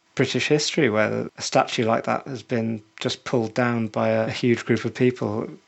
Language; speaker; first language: English; native; English